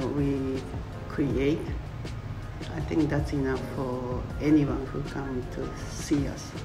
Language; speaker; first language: English; non-native, fluent; Japanese